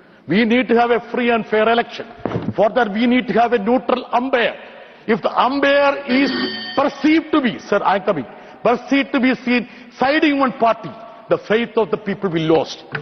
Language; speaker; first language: English; non-native, local second language; Malayalam